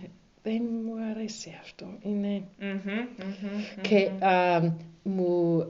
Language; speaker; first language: Greek; non-native, learner; German